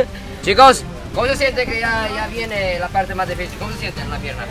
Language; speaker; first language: Spanish; non-native, fluent; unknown